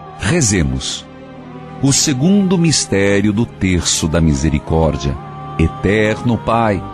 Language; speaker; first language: Portuguese; native; Portuguese